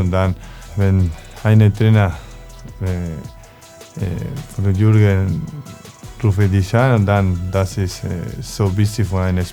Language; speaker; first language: German; non-native, learner; Spanish